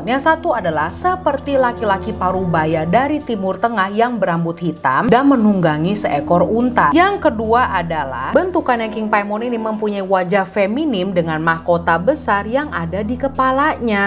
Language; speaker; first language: Indonesian; native; Indonesian